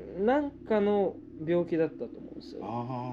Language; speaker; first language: Japanese; native; Japanese